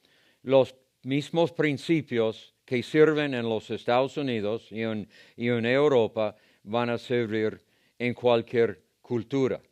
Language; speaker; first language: Spanish; non-native, fluent; English